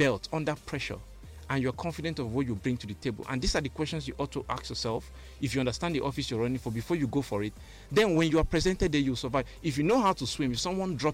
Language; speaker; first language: English; non-native, local second language; Igbo